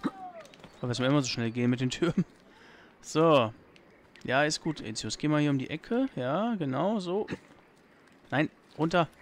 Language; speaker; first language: German; native; German